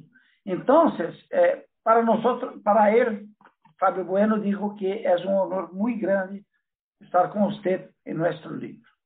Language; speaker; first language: Spanish; non-native, learner; Portuguese